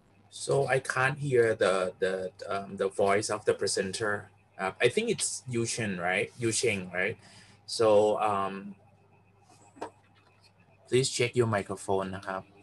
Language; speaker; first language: English; non-native, fluent; Thai